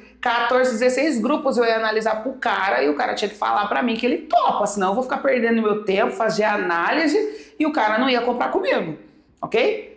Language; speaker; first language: Portuguese; native; Portuguese